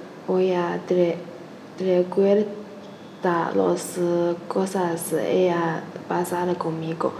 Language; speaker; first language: Spanish; non-native, learner; Chinese